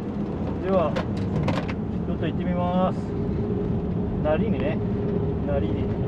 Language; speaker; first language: Japanese; native; Japanese